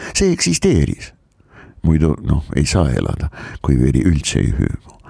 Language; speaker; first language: Estonian; non-native, local second language; Russian